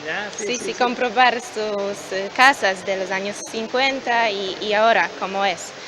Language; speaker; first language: Spanish; non-native, learner; Polish